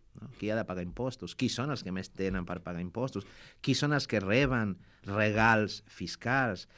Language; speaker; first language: Catalan; non-native, fluent; Spanish